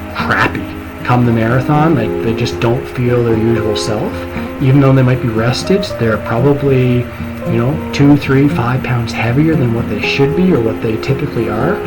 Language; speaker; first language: English; native; English